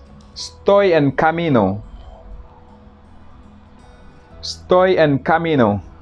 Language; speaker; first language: Spanish; non-native, fluent; Wolof